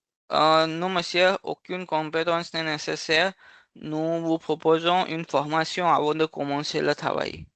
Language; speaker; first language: French; non-native, fluent; Hindi